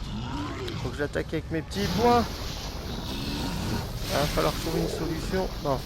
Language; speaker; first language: French; native; French